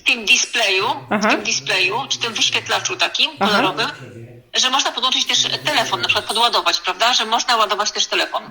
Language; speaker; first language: Polish; native; Polish